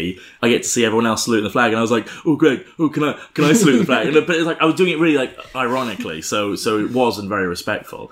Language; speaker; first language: English; native; English